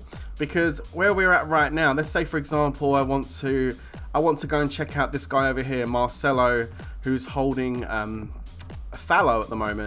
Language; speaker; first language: English; native; English